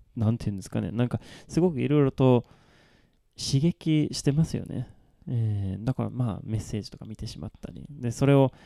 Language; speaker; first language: Japanese; non-native, fluent; Swedish